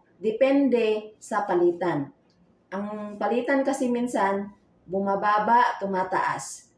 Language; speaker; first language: Filipino; non-native, local second language; Cebuano